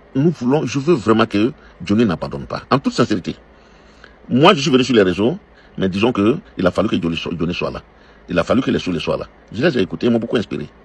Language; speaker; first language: French; non-native, local second language; Dyula